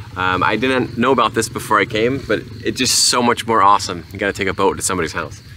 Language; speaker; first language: English; native; English